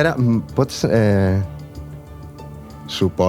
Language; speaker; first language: Catalan; non-native, local second language; Spanish